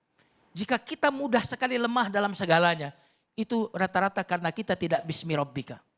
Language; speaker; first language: Indonesian; native; Indonesian